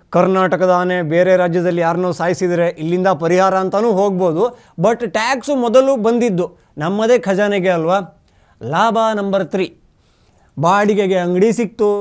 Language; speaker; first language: Kannada; native; Kannada